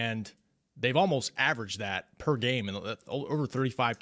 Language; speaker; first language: English; native; English